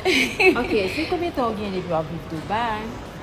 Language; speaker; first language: French; non-native, learner; Haitian Creole